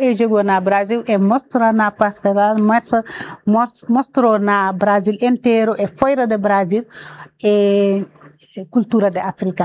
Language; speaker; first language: Portuguese; non-native, learner; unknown